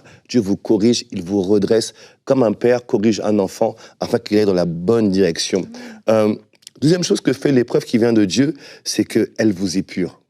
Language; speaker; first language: French; native; French